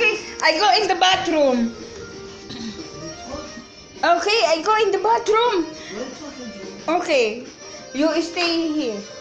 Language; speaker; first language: English; non-native, learner; Filipino